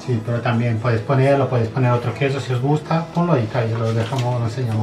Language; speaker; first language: Spanish; non-native, fluent; Italian